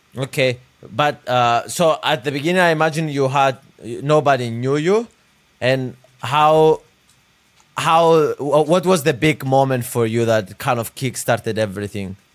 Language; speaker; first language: English; non-native, fluent; Greek